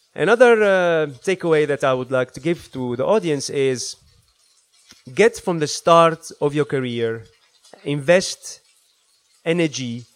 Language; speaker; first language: English; early bilingual, other home language; Arabic